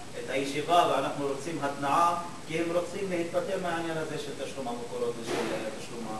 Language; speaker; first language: Hebrew; non-native, local second language; Arabic